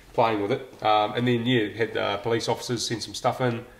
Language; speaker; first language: English; native; English